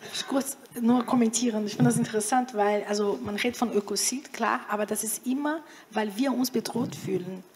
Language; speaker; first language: German; non-native, fluent; Portuguese